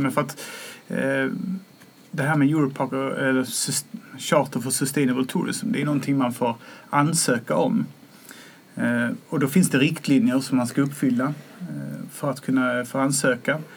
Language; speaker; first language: Swedish; native; Swedish